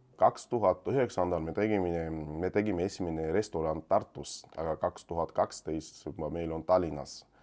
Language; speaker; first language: Estonian; non-native, fluent; Georgian